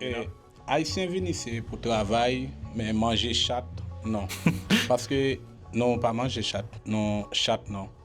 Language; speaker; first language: French; non-native, learner; Haitian Creole